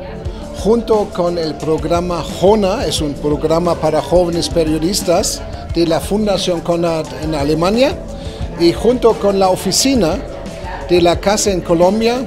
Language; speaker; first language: Spanish; non-native, fluent; German